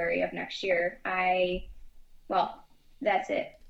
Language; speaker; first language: English; native; English